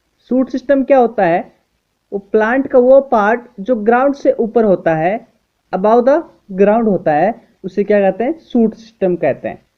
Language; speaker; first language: Hindi; native; Hindi